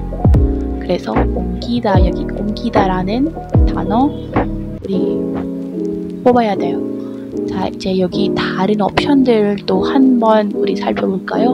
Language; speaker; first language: Korean; non-native, learner; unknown